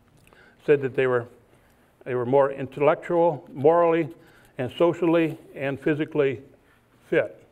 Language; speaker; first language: English; native; English